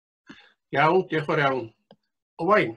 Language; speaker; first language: Welsh; native; Welsh